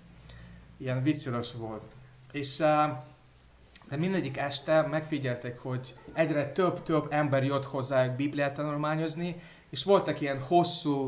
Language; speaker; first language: Hungarian; non-native, fluent; English